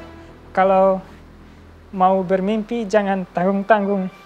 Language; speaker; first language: Indonesian; non-native, local second language; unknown